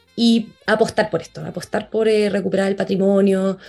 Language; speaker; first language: Spanish; native; Spanish